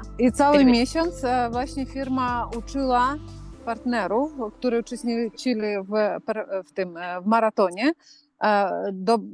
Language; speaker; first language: Polish; non-native, fluent; Ukrainian